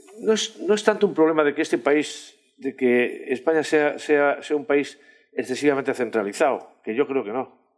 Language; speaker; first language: Spanish; native; Spanish